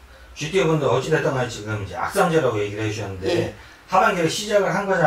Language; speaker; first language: Korean; native; Korean